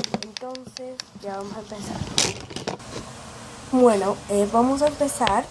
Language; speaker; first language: Spanish; native; Spanish